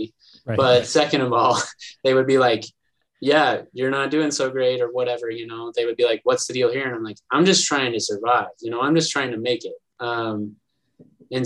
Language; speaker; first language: English; native; English